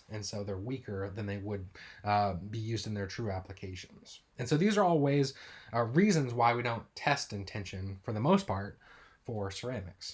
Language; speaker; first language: English; native; English